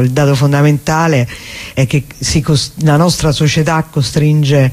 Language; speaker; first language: Italian; native; Italian